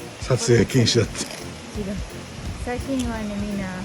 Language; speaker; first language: Japanese; non-native, learner; Filipino